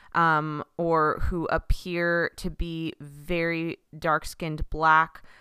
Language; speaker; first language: English; early bilingual, other home language; Spanish